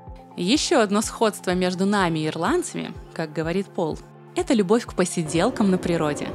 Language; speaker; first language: Russian; native; Russian